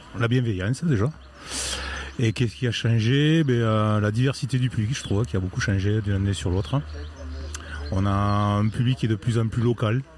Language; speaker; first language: French; native; French